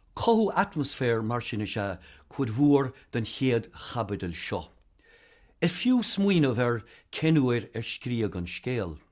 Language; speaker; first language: Irish; native; Irish